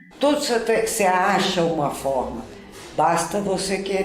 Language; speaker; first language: Portuguese; native; Portuguese